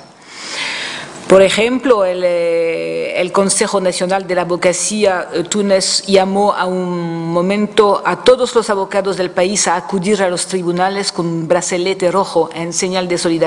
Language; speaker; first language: Spanish; non-native, fluent; French